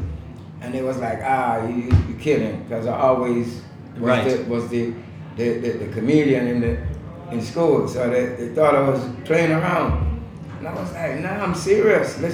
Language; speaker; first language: English; non-native, local second language; Jamaican Creole English